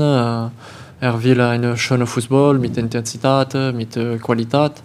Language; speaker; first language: German; non-native, learner; French